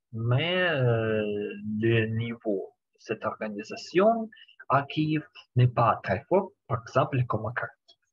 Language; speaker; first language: French; non-native, learner; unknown